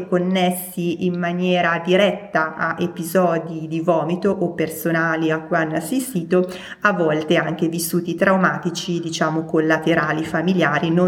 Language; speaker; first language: Italian; native; Italian